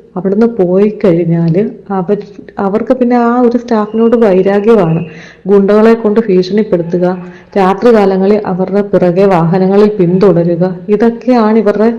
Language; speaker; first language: Malayalam; native; Malayalam